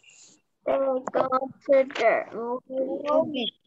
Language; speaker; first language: English; non-native, learner; Thai